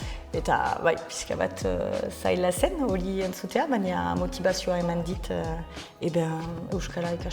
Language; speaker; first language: Basque; non-native, fluent; French